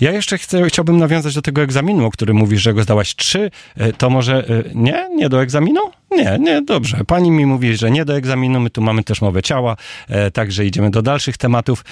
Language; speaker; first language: Polish; native; Polish